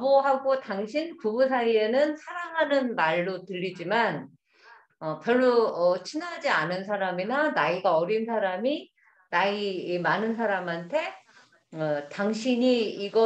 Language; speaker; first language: Korean; native; Korean